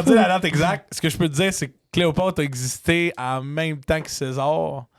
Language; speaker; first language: French; native; French